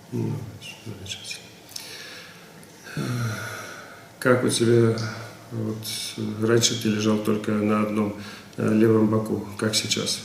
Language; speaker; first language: Russian; native; Russian